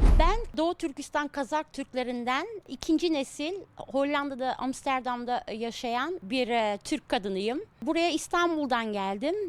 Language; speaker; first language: Turkish; early bilingual, heritage; Turkish